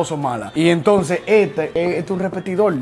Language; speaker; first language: Spanish; native; Spanish